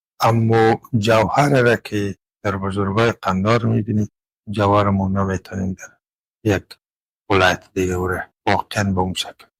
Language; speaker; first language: Persian; non-native, local second language; Pashto